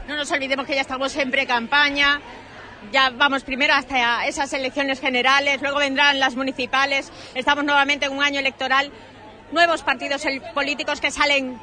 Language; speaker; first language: Spanish; native; Spanish